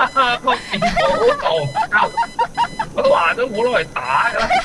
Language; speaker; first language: Chinese; native; Chinese